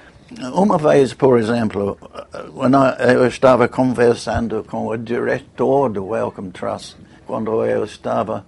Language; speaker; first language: Portuguese; non-native, fluent; English